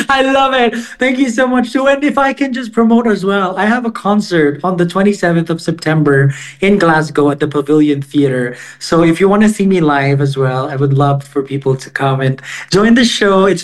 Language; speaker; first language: English; non-native, local second language; Filipino